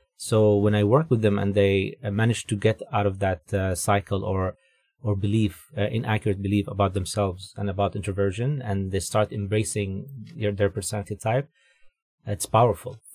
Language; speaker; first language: English; non-native, fluent; Arabic